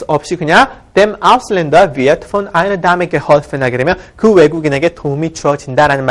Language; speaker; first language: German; non-native, fluent; Korean